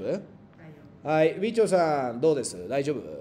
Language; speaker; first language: Japanese; non-native, fluent; Spanish